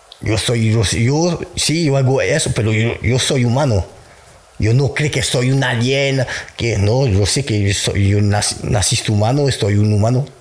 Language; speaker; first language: Spanish; non-native, fluent; French